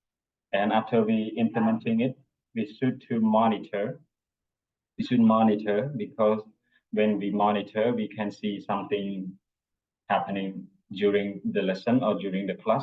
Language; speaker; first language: English; non-native, learner; Khmer